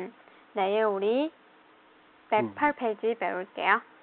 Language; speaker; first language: Korean; non-native, fluent; Chinese